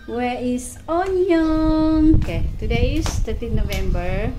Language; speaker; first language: English; non-native, learner; Malay